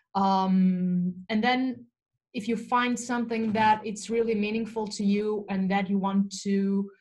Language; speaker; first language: English; non-native, fluent; Portuguese